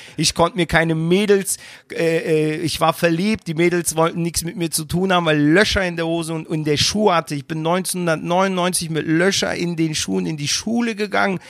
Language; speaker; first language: German; early bilingual, other home language; Turkish